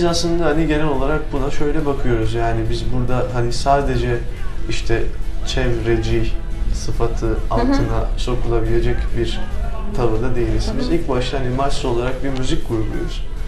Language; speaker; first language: Turkish; non-native, local second language; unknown